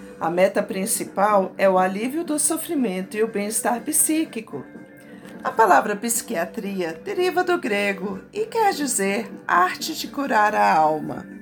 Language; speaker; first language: Portuguese; native; Portuguese